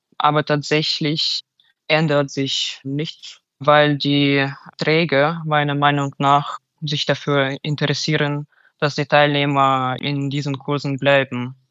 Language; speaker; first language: German; non-native, fluent; Russian